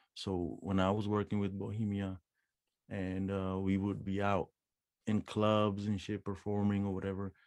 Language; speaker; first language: English; non-native, local second language; Punjabi